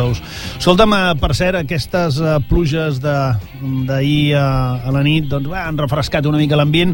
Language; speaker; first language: Catalan; native; Catalan